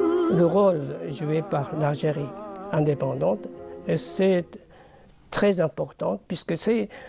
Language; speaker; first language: French; non-native, fluent; Japanese